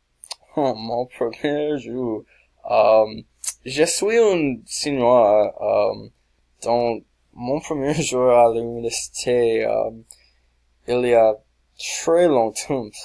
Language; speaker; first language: French; non-native, learner; English